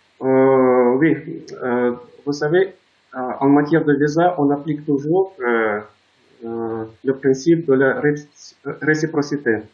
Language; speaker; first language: French; non-native, fluent; Russian